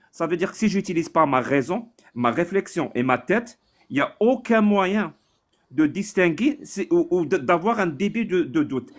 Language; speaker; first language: French; non-native, local second language; Arabic